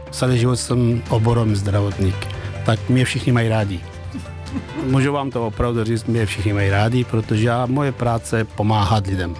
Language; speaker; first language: Czech; non-native, fluent; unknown